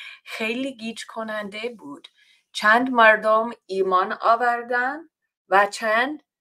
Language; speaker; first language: Persian; non-native, fluent; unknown